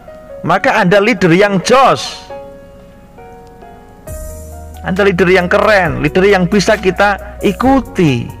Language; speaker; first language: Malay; non-native, local second language; Javanese